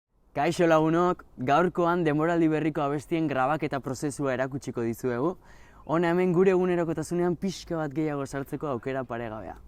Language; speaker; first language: Basque; native; Basque